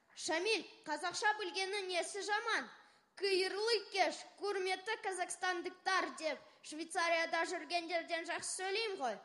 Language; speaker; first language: Kazakh; non-native, local second language; Russian